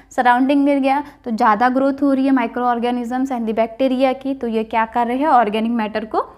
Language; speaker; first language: Hindi; non-native, local second language; Marathi